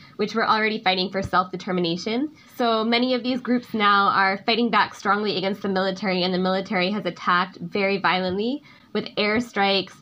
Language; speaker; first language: English; native; English